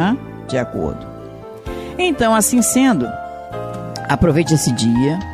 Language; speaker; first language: Portuguese; native; Portuguese